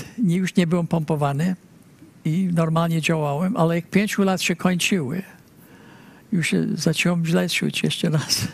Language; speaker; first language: Polish; early bilingual, heritage; Polish